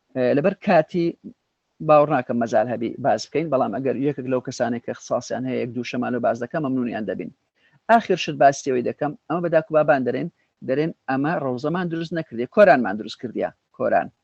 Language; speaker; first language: Central Kurdish; native; Central Kurdish